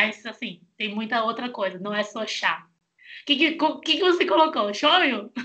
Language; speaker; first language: Portuguese; non-native, fluent; Chinese